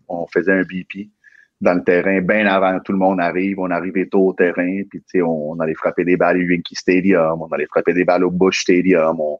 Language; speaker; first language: French; early bilingual, other home language; Spanish